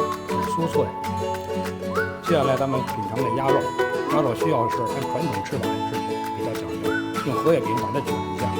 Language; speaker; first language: Chinese; native; Chinese